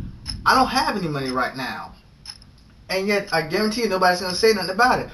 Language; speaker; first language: English; native; English